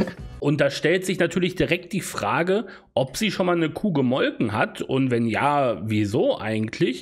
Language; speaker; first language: German; native; German